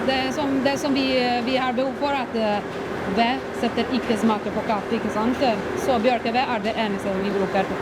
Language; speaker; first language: Norwegian; non-native, fluent; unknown